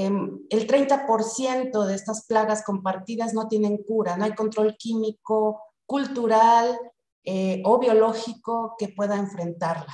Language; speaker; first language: Spanish; native; Spanish